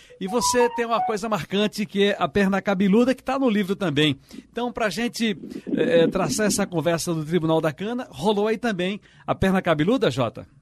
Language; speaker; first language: Portuguese; native; Portuguese